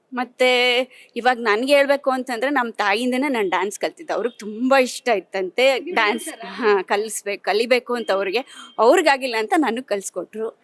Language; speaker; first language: Kannada; native; Kannada